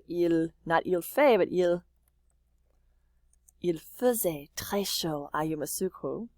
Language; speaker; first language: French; non-native, fluent; English